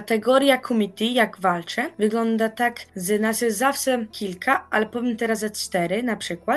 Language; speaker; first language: Polish; early bilingual, heritage; Polish